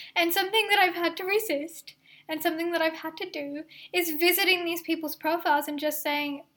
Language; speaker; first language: English; early bilingual, other home language; Hindi